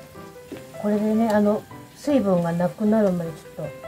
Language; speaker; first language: Japanese; native; Japanese